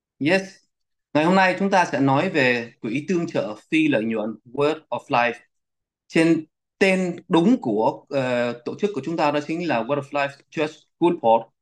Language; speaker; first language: Vietnamese; early bilingual, heritage; Vietnamese